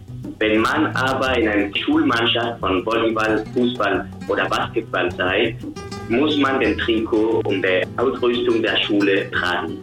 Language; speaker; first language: German; non-native, fluent; Spanish